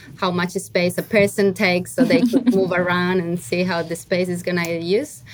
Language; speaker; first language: English; non-native, fluent; Spanish